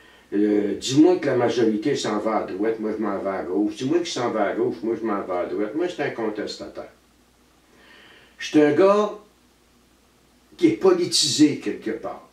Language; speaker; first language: French; native; French